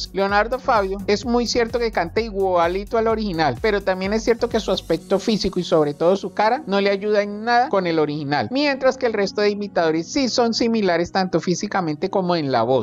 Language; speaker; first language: Spanish; native; Spanish